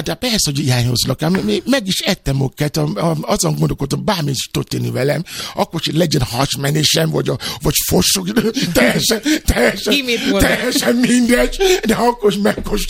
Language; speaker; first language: Hungarian; non-native, learner; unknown